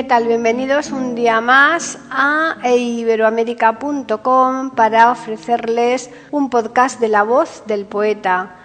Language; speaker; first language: Spanish; native; Spanish